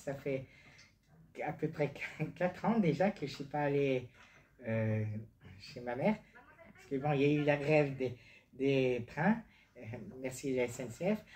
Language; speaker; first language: French; native; French